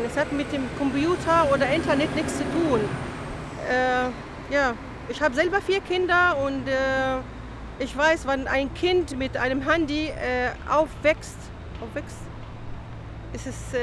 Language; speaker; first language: German; non-native, fluent; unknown